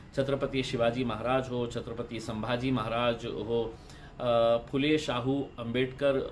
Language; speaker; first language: Hindi; non-native, local second language; Urdu